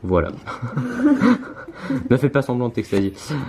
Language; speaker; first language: French; native; French